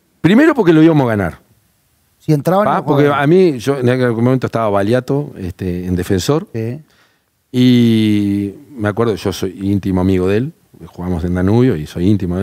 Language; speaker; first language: Spanish; native; Spanish